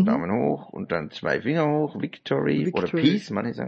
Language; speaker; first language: German; native; German